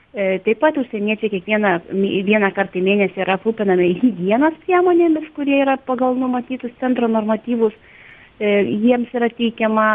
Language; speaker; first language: Lithuanian; native; Lithuanian